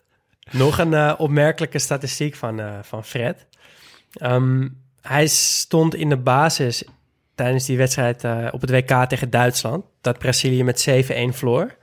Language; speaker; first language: Dutch; native; Dutch